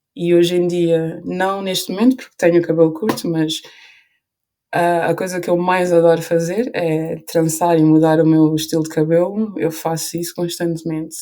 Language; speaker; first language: Portuguese; early bilingual, other home language; Upper Guinea Crioulo